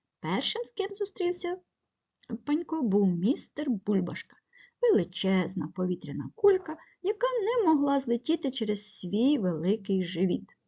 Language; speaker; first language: Ukrainian; native; Ukrainian